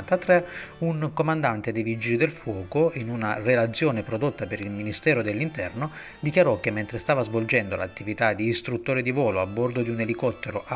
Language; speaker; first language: Italian; native; Italian